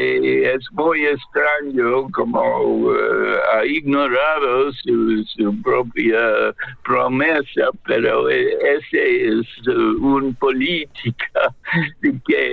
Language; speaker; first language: Spanish; non-native, fluent; English